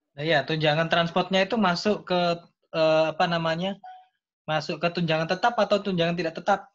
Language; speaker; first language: Indonesian; native; Indonesian